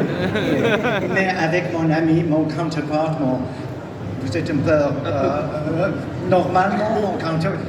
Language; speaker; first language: French; non-native, learner; English